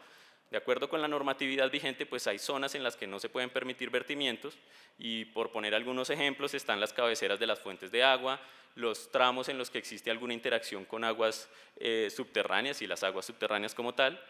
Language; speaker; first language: Spanish; native; Spanish